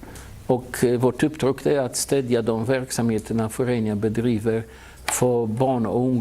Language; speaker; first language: Swedish; non-native, fluent; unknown